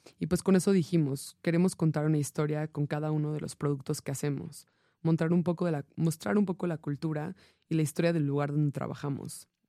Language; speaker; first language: Spanish; non-native, fluent; English